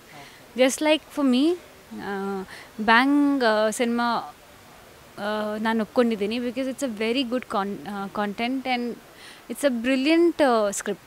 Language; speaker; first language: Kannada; non-native, fluent; Hindi